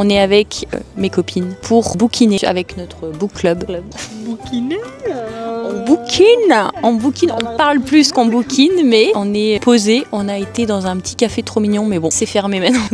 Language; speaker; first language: French; native; French